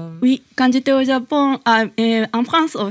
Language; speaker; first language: French; non-native, learner; Japanese